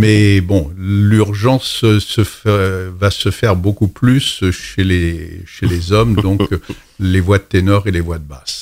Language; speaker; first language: French; native; French